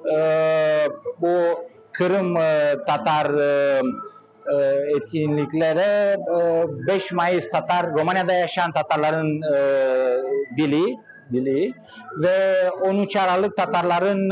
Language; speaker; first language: Turkish; non-native, learner; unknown